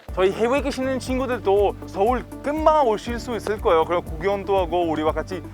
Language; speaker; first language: Korean; non-native, fluent; Italian